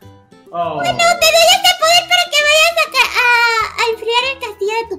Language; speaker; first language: Spanish; native; Spanish